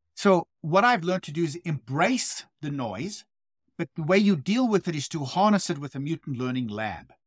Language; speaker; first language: English; native; English